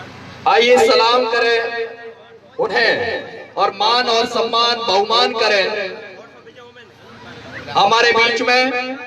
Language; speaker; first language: Hindi; native; Hindi